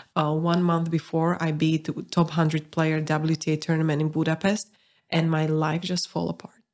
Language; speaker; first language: English; non-native, fluent; Slovak